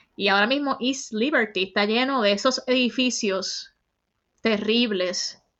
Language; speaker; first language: Spanish; native; Spanish